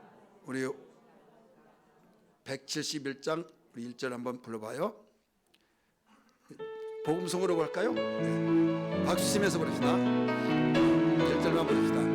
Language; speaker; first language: Korean; native; Korean